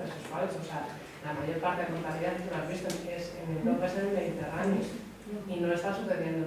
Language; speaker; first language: Spanish; native; Spanish